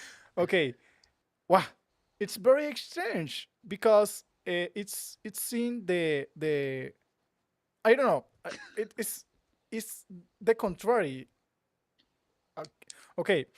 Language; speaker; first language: English; non-native, learner; Spanish